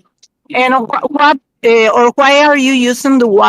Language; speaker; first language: English; non-native, learner; Spanish